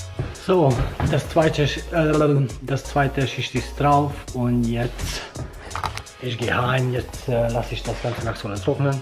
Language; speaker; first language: German; non-native, fluent; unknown